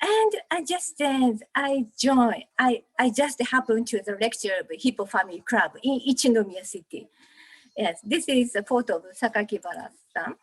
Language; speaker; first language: English; non-native, learner; Japanese